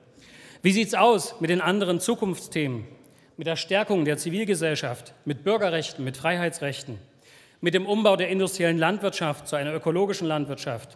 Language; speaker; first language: German; native; German